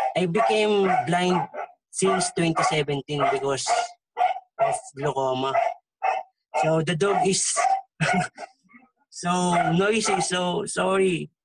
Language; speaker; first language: English; non-native, local second language; Filipino